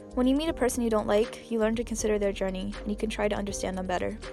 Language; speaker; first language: English; native; English